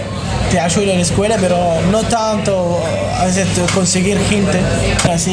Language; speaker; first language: Spanish; non-native, learner; Arabic